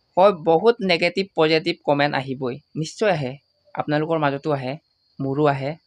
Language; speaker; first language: Assamese; non-native, local second language; Mising